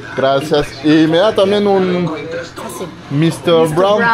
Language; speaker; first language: Spanish; non-native, fluent; French